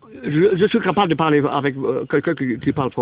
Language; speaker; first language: French; non-native, local second language; German